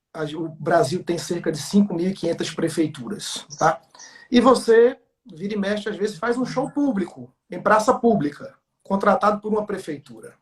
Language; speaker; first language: Portuguese; native; Portuguese